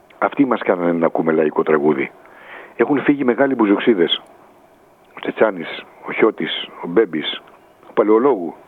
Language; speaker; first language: Greek; native; Greek